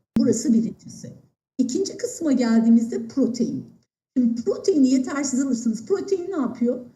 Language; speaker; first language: Turkish; native; Turkish